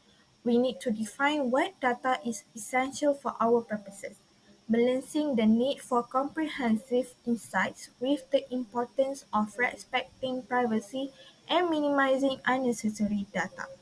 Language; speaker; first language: English; non-native, local second language; Malay